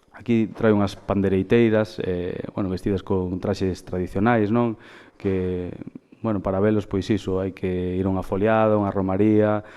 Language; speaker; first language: Galician; native; Galician